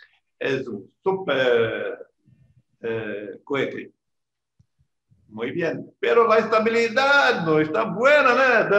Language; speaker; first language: Portuguese; non-native, learner; Spanish